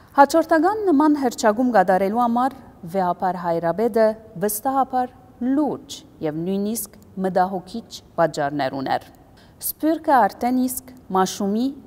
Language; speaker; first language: Armenian; early bilingual, heritage; Armenian